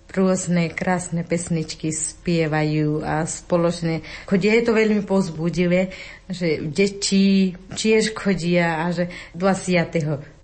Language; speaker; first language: Slovak; non-native, learner; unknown